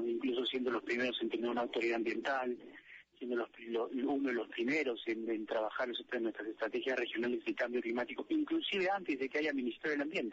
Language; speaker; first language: Spanish; native; Spanish